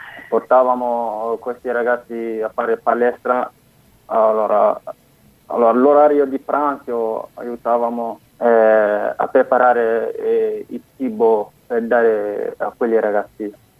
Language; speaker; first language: Italian; non-native, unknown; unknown